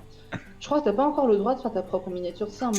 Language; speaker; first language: French; native; French